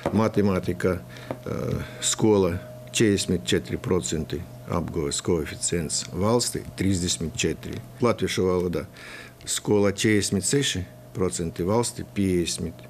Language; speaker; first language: Latvian; non-native, local second language; Russian